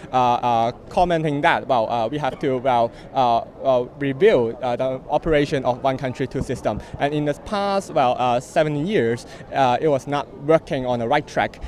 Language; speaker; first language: English; non-native, local second language; Cantonese